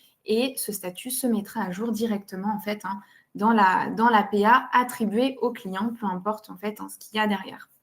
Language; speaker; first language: French; native; French